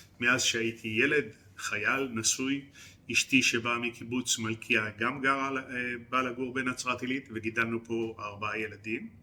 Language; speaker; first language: Hebrew; early bilingual, other home language; French